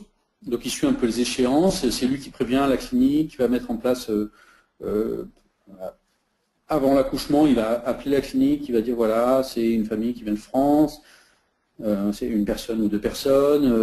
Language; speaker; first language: French; native; French